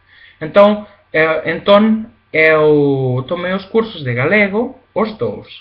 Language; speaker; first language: Galician; non-native, learner; Spanish